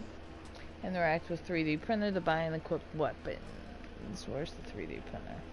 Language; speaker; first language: English; native; English